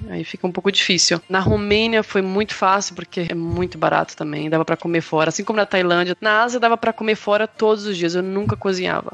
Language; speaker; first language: Portuguese; native; Portuguese